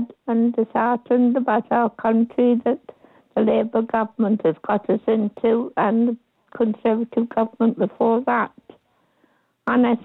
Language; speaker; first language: English; native; English